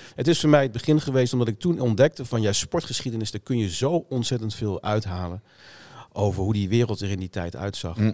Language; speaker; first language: Dutch; native; Dutch